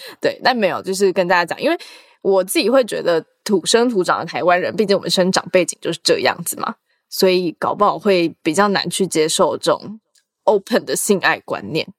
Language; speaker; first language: Chinese; native; Chinese